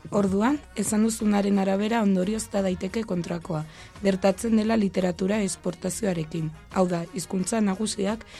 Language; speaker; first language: Basque; non-native, local second language; Spanish